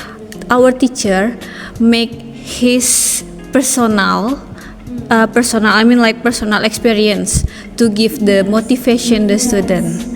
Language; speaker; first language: English; non-native, learner; Indonesian